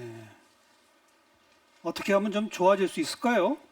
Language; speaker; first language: Korean; native; Korean